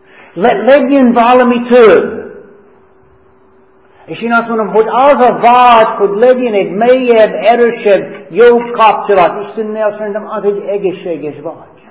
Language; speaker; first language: Hungarian; non-native, fluent; English